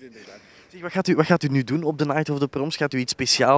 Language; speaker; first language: Dutch; native; Dutch